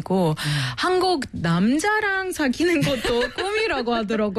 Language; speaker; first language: Korean; non-native, fluent; Arabic